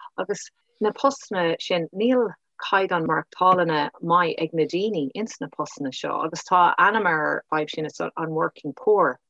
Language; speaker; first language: Irish; non-native, local second language; English